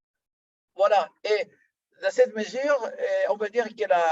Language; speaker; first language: French; non-native, fluent; Greek